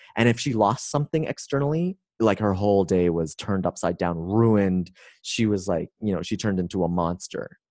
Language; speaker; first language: English; native; English